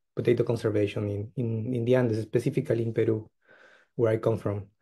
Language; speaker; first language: English; non-native, fluent; Spanish